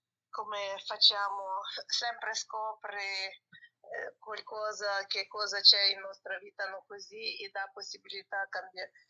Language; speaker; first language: Italian; non-native, learner; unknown